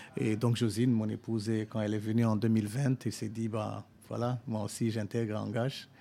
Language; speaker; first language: French; non-native, local second language; Rundi